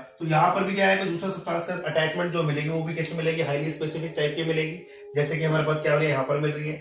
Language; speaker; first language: Hindi; native; Hindi